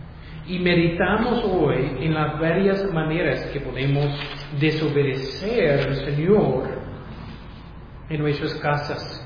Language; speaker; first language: Spanish; non-native, fluent; English